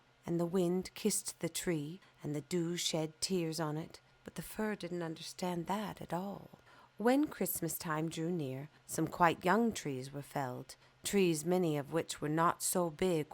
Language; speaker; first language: English; native; English